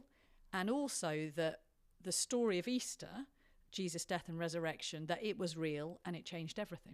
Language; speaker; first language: English; native; English